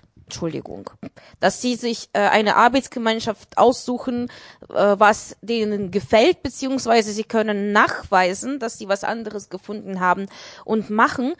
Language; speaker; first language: German; non-native, learner; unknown